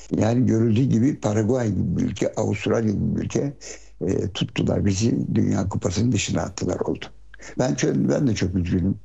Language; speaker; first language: Turkish; early bilingual, heritage; Turkish